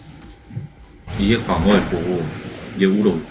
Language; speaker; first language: Korean; native; Korean